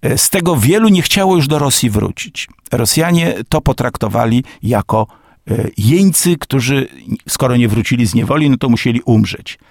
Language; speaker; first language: Polish; native; Polish